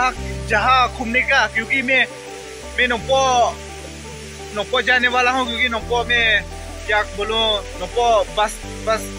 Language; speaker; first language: Hindi; non-native, local second language; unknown